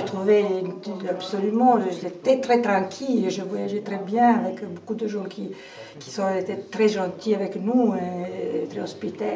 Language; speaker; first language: French; non-native, fluent; Italian